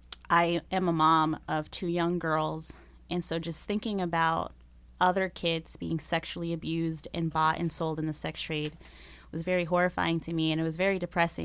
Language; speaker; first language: English; early bilingual, other home language; Spanish